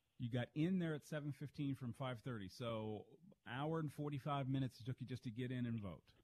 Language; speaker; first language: English; native; English